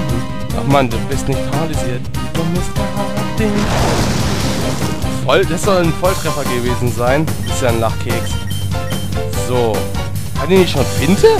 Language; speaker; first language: German; native; German